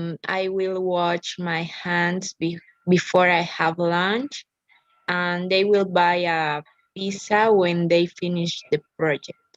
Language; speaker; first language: English; non-native, learner; Spanish